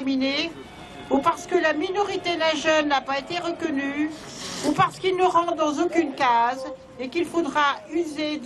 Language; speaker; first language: French; native; French